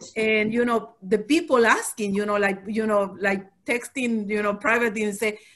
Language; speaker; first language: English; non-native, fluent; Spanish